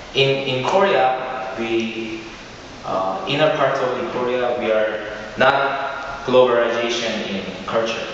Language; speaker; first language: English; non-native, learner; Korean